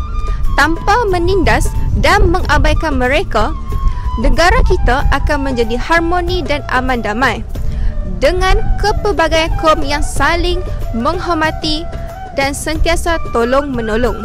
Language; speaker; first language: Malay; native; Malay